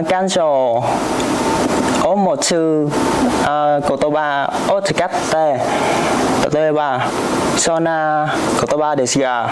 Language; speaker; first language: Japanese; non-native, learner; Vietnamese